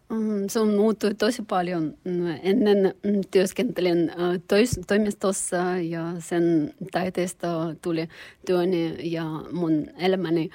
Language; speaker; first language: Finnish; non-native, learner; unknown